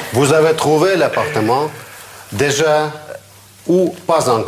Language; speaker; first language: French; non-native, fluent; Russian